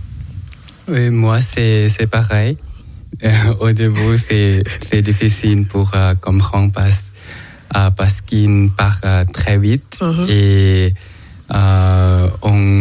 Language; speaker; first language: French; non-native, learner; Thai